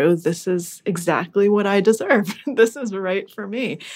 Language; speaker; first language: English; early bilingual, other home language; Russian